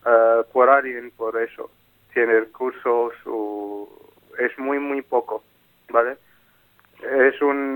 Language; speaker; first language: Spanish; non-native, learner; Arabic